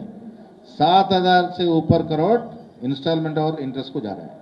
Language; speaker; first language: Hindi; non-native, local second language; Telugu